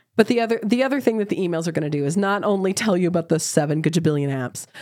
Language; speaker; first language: English; native; English